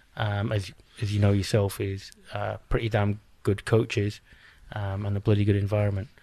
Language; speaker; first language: English; native; English